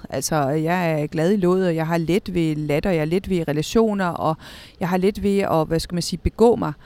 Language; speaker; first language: Danish; early bilingual, other home language; Spanish